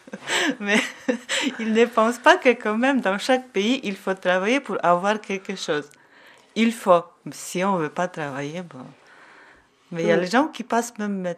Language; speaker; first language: French; non-native, learner; Ukrainian